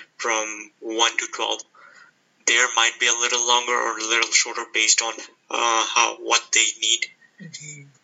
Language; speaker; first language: English; non-native, local second language; Hindi